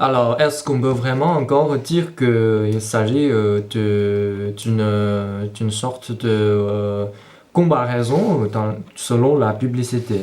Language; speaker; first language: French; non-native, fluent; Chinese